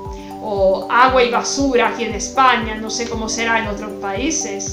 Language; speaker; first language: Spanish; non-native, fluent; Italian